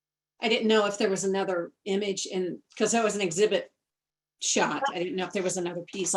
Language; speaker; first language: English; native; English